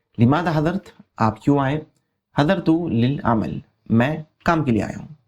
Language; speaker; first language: Urdu; native; Urdu